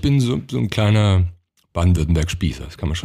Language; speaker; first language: German; early bilingual, other home language; Croatian